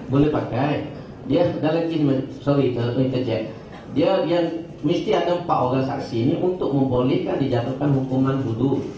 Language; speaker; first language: Malay; native; Malay